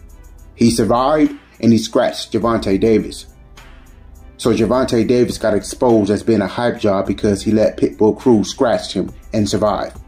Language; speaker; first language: English; native; English